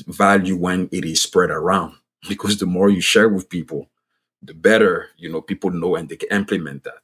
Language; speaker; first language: English; non-native, fluent; French